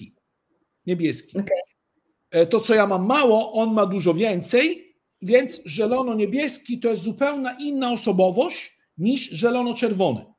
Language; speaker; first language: Polish; early bilingual, heritage; Italian